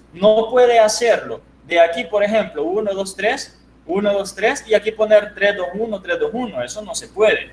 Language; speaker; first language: Spanish; native; Spanish